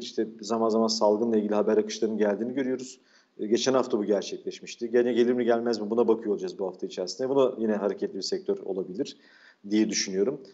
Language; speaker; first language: Turkish; native; Turkish